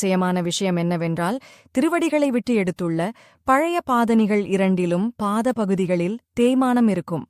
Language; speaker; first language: Tamil; native; Tamil